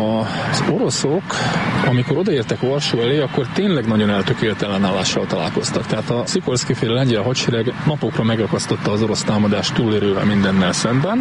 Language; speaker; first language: Hungarian; native; Hungarian